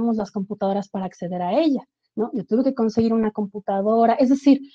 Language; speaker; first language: Spanish; native; Spanish